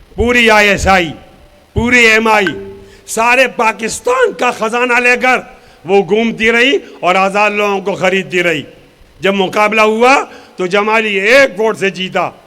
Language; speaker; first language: Urdu; non-native, local second language; Pashto